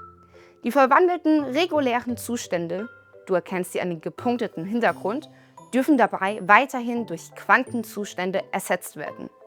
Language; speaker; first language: German; native; German